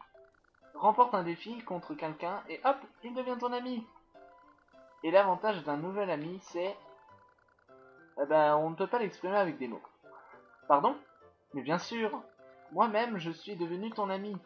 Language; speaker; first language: French; native; French